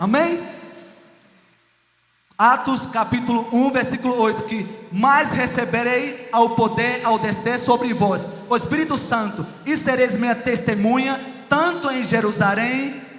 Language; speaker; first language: Portuguese; non-native, local second language; Ticuna